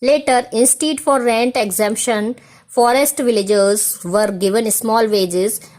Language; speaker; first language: English; non-native, local second language; Hindi